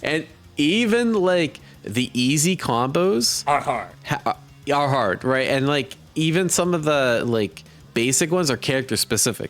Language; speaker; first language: English; native; English